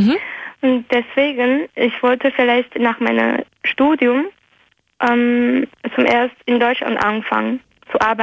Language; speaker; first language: German; non-native, fluent; Chinese